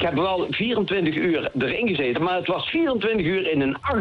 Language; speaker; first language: Dutch; native; Dutch